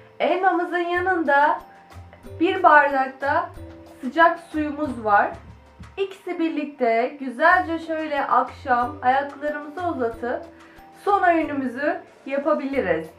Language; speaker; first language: Turkish; native; Turkish